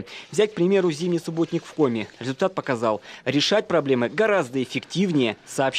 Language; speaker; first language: Russian; native; Russian